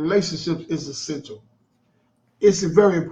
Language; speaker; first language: English; native; English